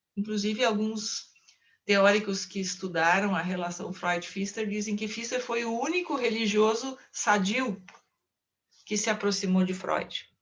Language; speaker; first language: Portuguese; non-native, local second language; German